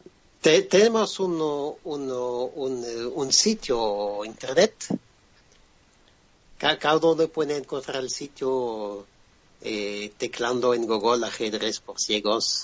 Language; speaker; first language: Spanish; non-native, fluent; French